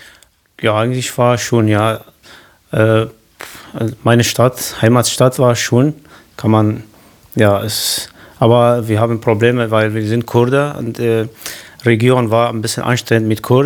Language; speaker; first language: German; non-native, learner; Kurdish